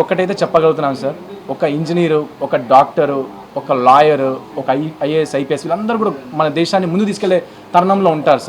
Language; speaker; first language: Telugu; native; Telugu